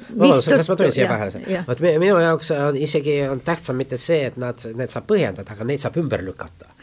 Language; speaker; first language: Estonian; non-native, local second language; Russian